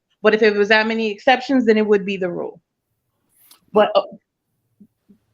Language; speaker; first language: English; native; English